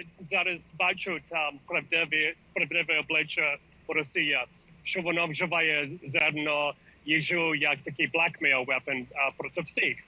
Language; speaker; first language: Ukrainian; early bilingual, heritage; English